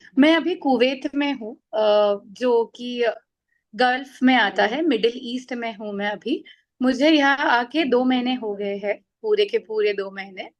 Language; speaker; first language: Hindi; non-native, local second language; Marathi